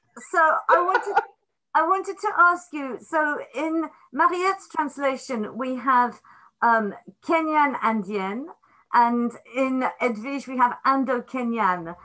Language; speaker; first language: English; native; English